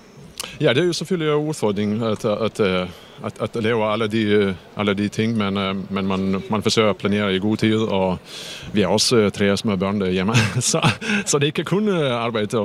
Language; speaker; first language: Danish; non-native, fluent; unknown